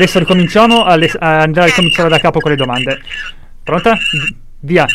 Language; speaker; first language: Italian; native; Italian